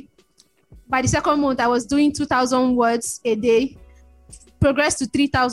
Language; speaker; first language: English; non-native, local second language; Igbo